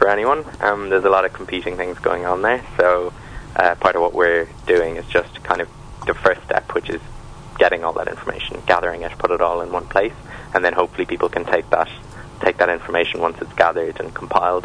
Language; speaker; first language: English; native; English